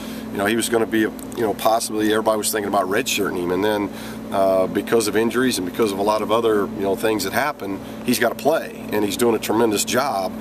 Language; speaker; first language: English; native; English